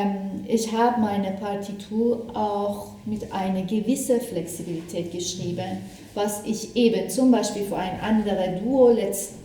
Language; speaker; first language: German; non-native, fluent; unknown